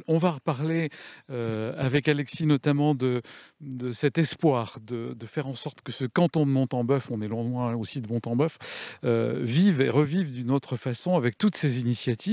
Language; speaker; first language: French; native; French